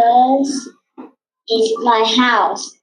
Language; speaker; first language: English; non-native, learner; Vietnamese